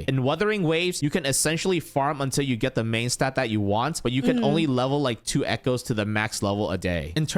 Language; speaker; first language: English; native; English